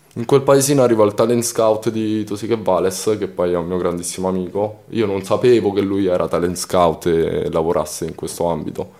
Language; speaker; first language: Italian; early bilingual, other home language; Romanian